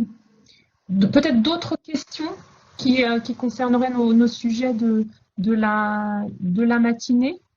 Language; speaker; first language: French; native; French